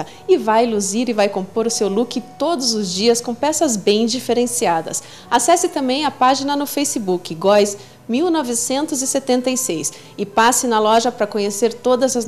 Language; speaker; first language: Portuguese; native; Portuguese